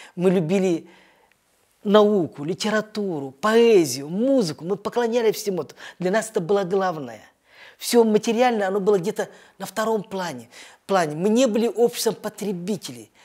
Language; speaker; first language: Russian; native; Russian